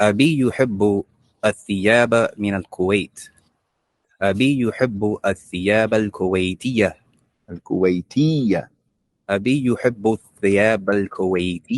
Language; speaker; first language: Arabic; non-native, learner; English